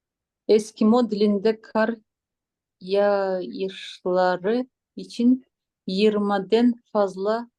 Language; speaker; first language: Turkish; non-native, learner; Kyrgyz